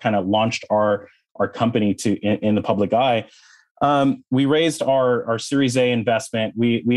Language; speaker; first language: English; native; English